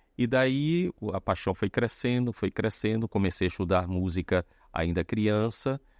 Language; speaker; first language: Portuguese; early bilingual, heritage; Portuguese